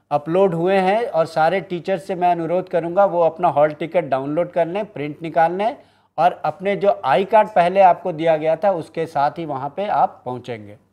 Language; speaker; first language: Hindi; native; Hindi